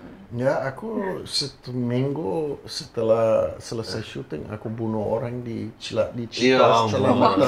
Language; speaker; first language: Indonesian; non-native, fluent; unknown